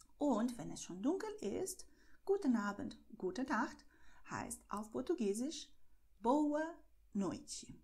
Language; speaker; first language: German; non-native, fluent; Portuguese